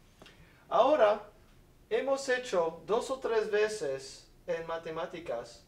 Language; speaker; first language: Spanish; non-native, fluent; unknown